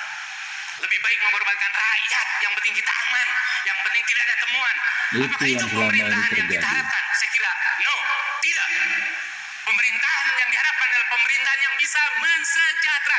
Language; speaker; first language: Indonesian; non-native, local second language; Sundanese